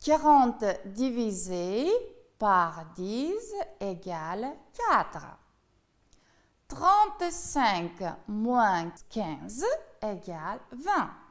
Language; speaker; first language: French; non-native, fluent; Uzbek